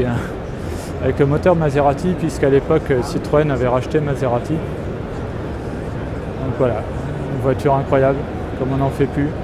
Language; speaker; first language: French; native; French